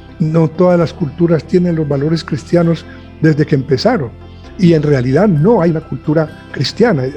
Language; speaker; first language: Spanish; native; Spanish